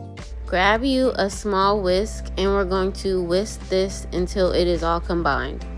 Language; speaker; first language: English; native; English